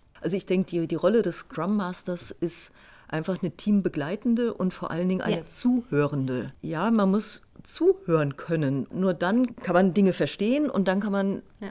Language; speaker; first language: German; native; German